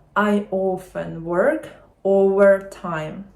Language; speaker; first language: English; non-native, fluent; Ukrainian